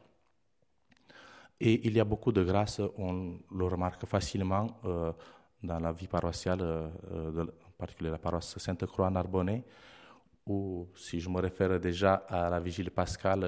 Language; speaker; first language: French; non-native, fluent; Romanian